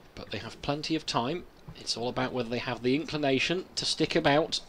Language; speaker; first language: English; native; English